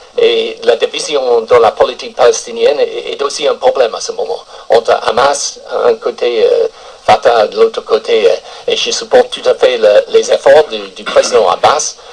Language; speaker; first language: French; non-native, fluent; English